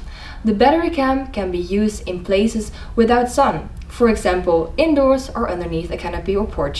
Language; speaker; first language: English; non-native, fluent; Dutch